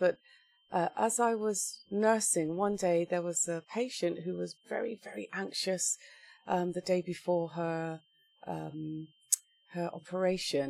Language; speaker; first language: English; native; English